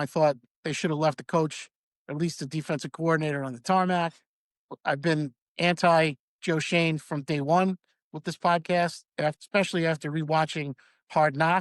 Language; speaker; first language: English; native; English